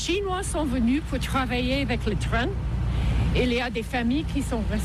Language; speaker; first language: French; non-native, learner; English